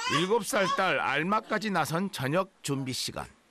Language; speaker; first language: Korean; native; Korean